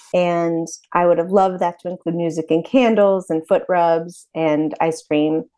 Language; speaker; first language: English; native; English